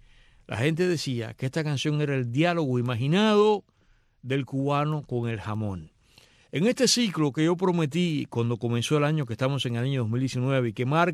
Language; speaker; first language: Spanish; native; Spanish